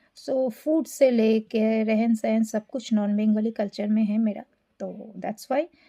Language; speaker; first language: Hindi; non-native, local second language; Bangla